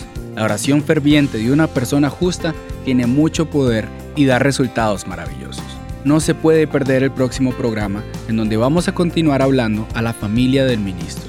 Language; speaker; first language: Spanish; native; Spanish